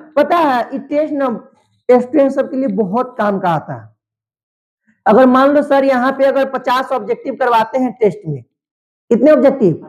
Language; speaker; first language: Hindi; native; Hindi